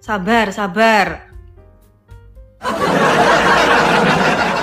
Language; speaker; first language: Indonesian; non-native, local second language; Javanese